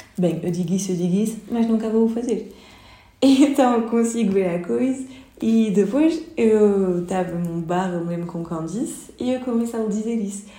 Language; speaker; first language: Portuguese; early bilingual, heritage; Portuguese